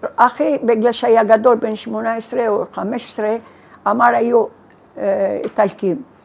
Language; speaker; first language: Hebrew; non-native, fluent; Arabic